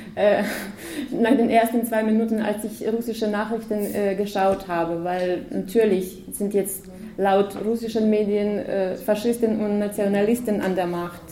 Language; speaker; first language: German; non-native, fluent; Ukrainian